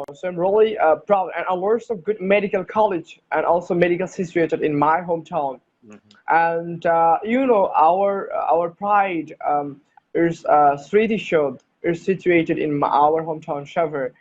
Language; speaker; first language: English; non-native, learner; Bangla